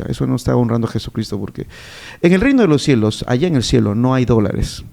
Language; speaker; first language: Spanish; native; Spanish